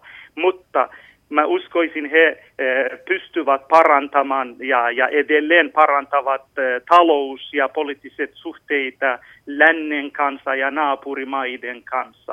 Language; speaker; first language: Finnish; non-native, fluent; Persian